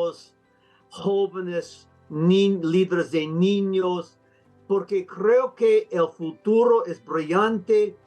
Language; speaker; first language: Spanish; non-native, fluent; English